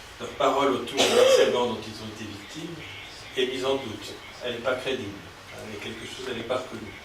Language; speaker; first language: French; native; French